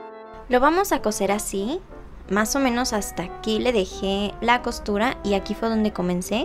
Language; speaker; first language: Spanish; native; Spanish